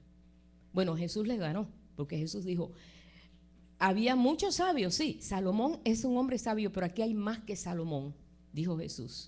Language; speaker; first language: Spanish; native; Spanish